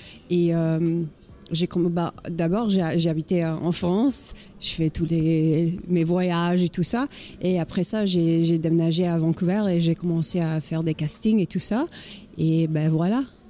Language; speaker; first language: French; non-native, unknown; English